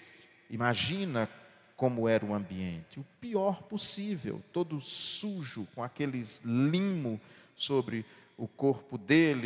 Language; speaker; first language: Portuguese; native; Portuguese